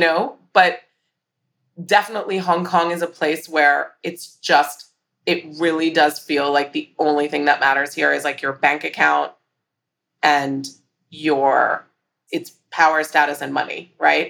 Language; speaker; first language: English; native; English